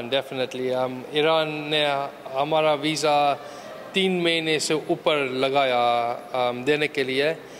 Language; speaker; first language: Hindi; early bilingual, heritage; Hindi